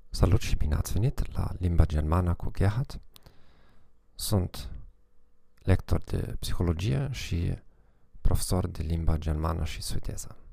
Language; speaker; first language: Romanian; non-native, fluent; German